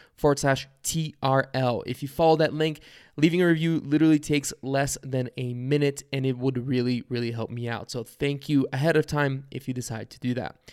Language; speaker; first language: English; early bilingual, other home language; Bulgarian